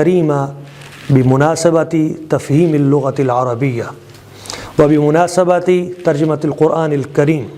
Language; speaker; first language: Arabic; non-native, fluent; Urdu